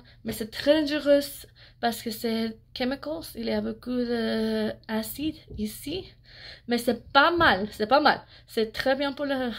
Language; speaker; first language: French; non-native, learner; English